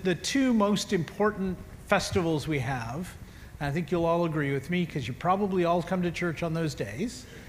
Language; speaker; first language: English; native; English